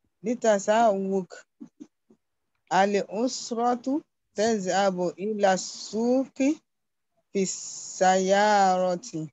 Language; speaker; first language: Arabic; non-native, learner; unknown